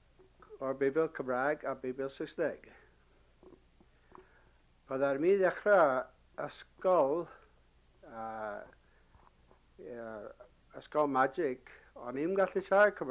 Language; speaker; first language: Welsh; early bilingual, heritage; Welsh